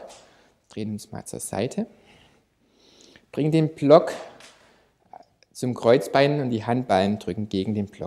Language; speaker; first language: German; native; German